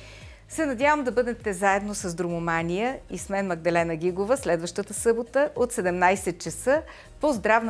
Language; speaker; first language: Bulgarian; native; Bulgarian